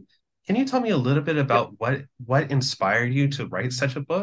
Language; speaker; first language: English; native; English